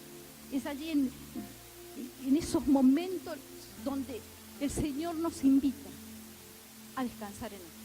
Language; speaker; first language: Spanish; native; Spanish